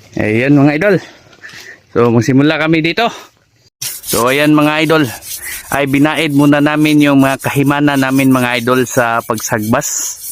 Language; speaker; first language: Filipino; non-native, local second language; Cebuano